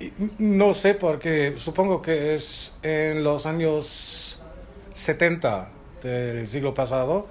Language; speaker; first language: Spanish; non-native, fluent; German